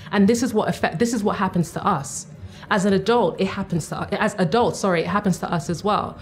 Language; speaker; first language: English; native; English